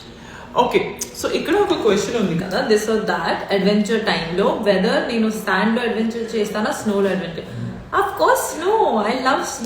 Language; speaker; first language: Telugu; non-native, local second language; Odia